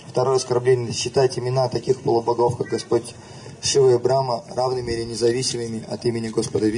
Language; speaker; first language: Russian; native; Russian